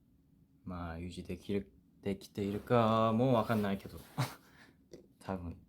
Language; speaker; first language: Japanese; non-native, fluent; Korean